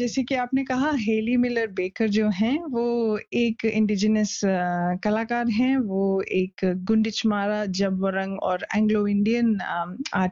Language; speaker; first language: Hindi; non-native, local second language; Punjabi